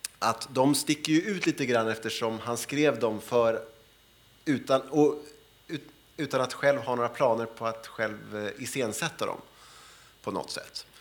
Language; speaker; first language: Swedish; native; Swedish